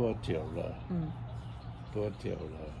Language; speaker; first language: Chinese; non-native, learner; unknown